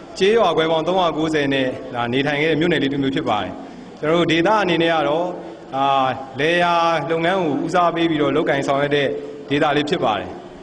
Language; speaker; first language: Burmese; native; Burmese